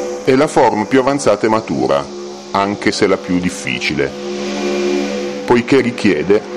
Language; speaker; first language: Italian; native; Italian